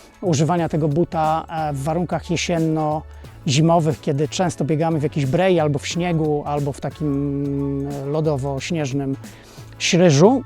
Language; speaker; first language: Polish; native; Polish